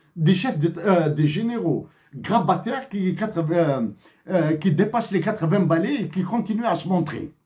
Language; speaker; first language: French; non-native, local second language; Kabyle